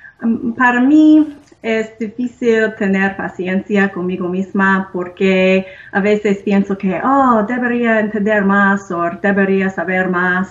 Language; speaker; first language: Spanish; non-native, learner; English